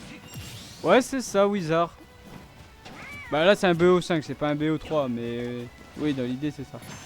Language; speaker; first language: French; native; French